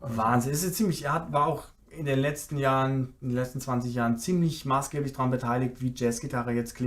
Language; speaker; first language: German; native; German